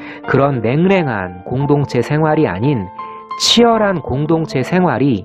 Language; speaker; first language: Korean; native; Korean